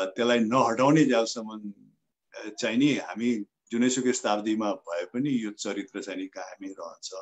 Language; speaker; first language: Nepali; native; Nepali